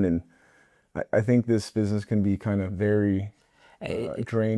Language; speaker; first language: English; native; English